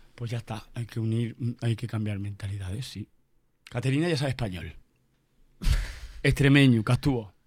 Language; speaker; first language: Spanish; native; Spanish